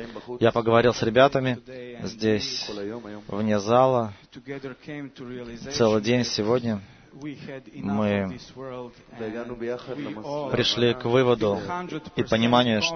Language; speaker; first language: Russian; native; Russian